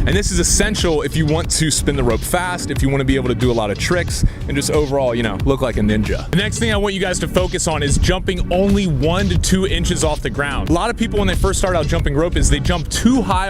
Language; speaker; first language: English; native; English